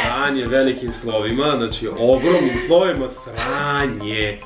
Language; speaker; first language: Bosnian; native; Bosnian